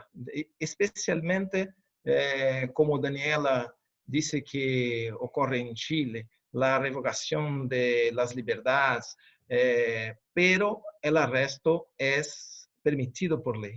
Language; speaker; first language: Spanish; non-native, fluent; Portuguese